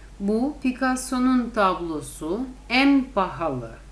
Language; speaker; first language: Turkish; non-native, fluent; Russian